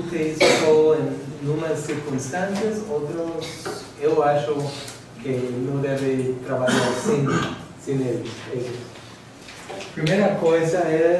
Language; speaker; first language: Portuguese; non-native, fluent; English